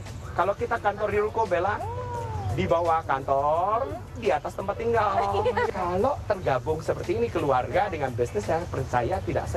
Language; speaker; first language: Indonesian; native; Indonesian